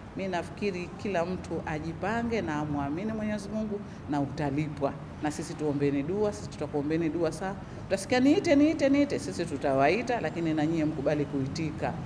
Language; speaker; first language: Swahili; native; Swahili